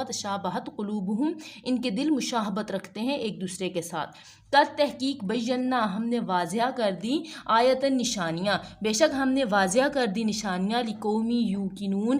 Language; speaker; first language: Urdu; native; Urdu